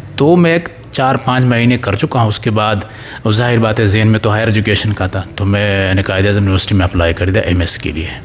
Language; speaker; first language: Urdu; non-native, local second language; Pashto